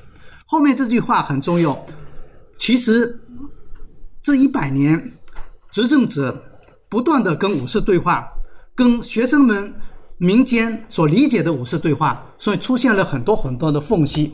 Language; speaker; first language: Chinese; native; Chinese